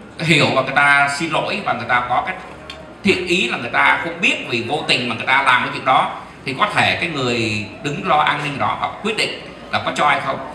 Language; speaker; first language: Vietnamese; native; Vietnamese